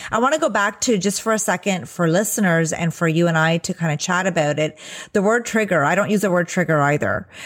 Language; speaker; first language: English; early bilingual, other home language; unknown